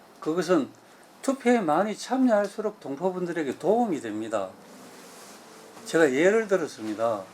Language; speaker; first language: Korean; native; Korean